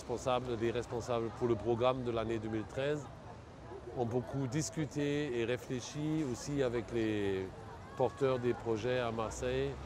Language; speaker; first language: French; non-native, fluent; German